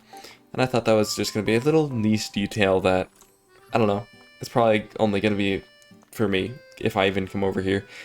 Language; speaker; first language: English; native; English